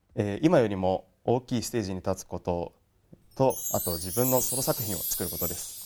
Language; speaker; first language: Japanese; native; Japanese